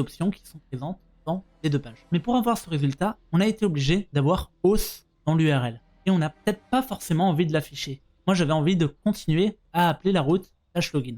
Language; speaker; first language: French; native; French